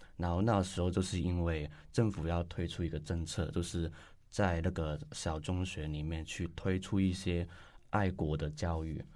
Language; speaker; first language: Chinese; non-native, local second language; Cantonese